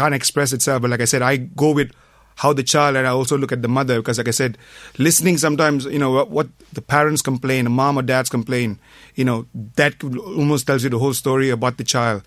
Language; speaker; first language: English; non-native, local second language; Tamil